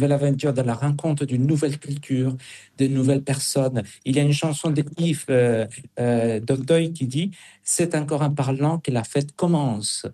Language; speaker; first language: French; non-native, fluent; Spanish